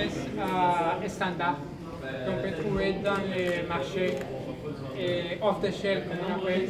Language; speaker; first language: French; non-native, fluent; Spanish